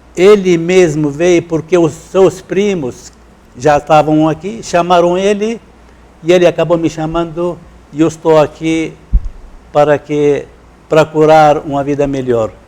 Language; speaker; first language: Portuguese; non-native, fluent; Arabic